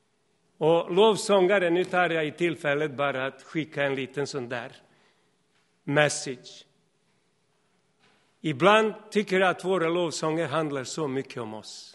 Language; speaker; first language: Swedish; non-native, fluent; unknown